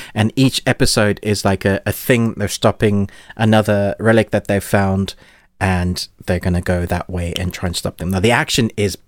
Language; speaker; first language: English; native; English